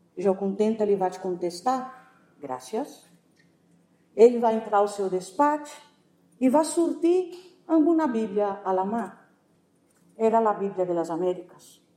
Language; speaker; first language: Catalan; non-native, fluent; Portuguese